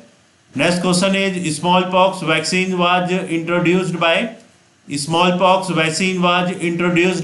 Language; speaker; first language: English; non-native, local second language; Hindi